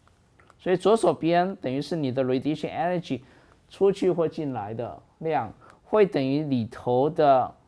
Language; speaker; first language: Chinese; native; Chinese